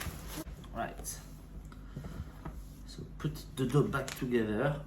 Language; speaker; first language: English; non-native, fluent; French